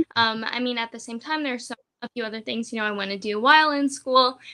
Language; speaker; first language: English; early bilingual, other home language; Spanish